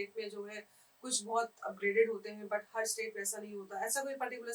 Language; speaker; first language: Hindi; native; Hindi